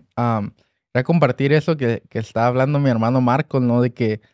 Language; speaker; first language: Spanish; early bilingual, heritage; Spanish